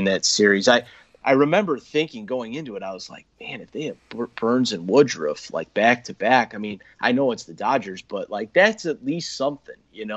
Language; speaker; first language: English; native; English